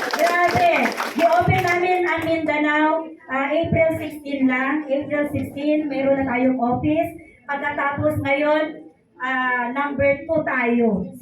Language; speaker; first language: Filipino; non-native, local second language; Hiligaynon